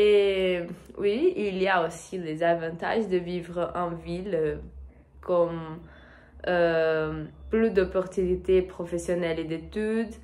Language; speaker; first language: French; non-native, learner; Portuguese